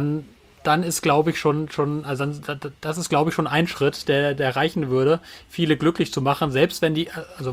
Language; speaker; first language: German; native; German